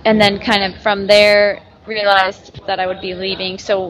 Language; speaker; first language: English; native; English